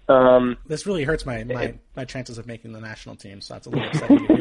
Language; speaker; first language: English; native; English